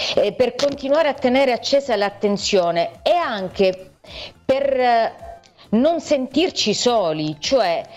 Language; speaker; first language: Italian; native; Italian